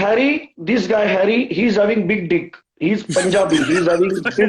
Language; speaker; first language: English; non-native, local second language; Hindi